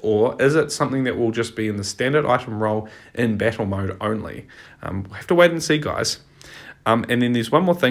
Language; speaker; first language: English; native; English